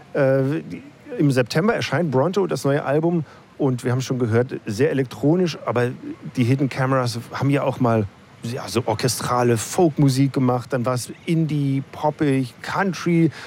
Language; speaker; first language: German; native; German